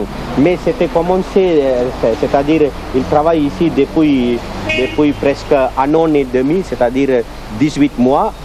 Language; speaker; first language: French; non-native, fluent; Sinhala